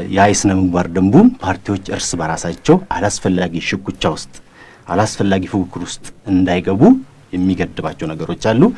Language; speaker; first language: Amharic; non-native, local second language; Oromo